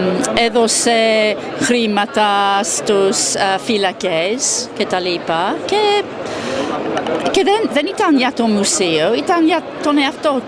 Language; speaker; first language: Greek; non-native, fluent; English